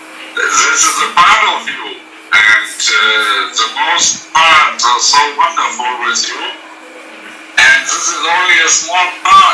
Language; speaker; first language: English; non-native, fluent; German